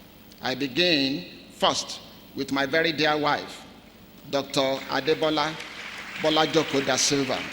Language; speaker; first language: English; non-native, local second language; Yoruba